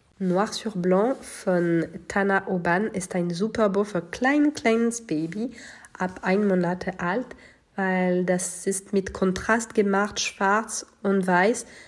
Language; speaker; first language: German; non-native, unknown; French